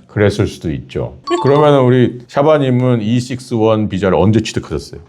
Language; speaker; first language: Korean; native; Korean